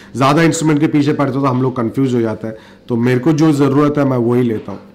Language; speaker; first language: Hindi; native; Hindi